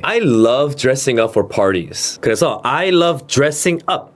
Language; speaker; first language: English; early bilingual, other home language; Korean